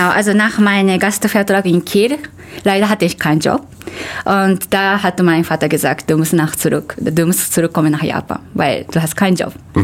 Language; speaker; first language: German; non-native, fluent; Japanese